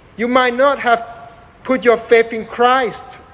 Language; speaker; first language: English; non-native, local second language; Chinese